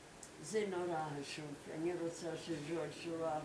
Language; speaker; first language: Hebrew; non-native, learner; German